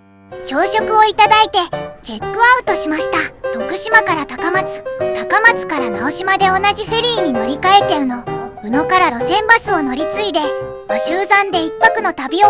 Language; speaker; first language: Japanese; native; Japanese